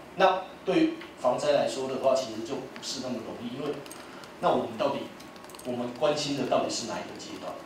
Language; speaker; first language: Chinese; native; Chinese